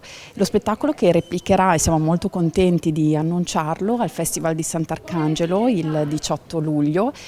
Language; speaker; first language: Italian; native; Italian